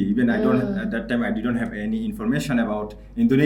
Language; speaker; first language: English; non-native, local second language; Bangla